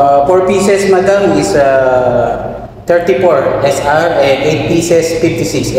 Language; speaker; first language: English; non-native, local second language; Filipino